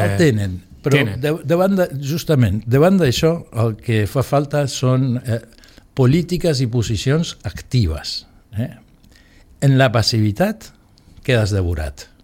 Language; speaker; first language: Catalan; non-native, local second language; Spanish